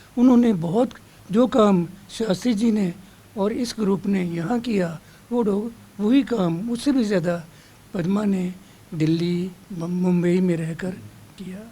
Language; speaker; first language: Hindi; non-native, local second language; Dogri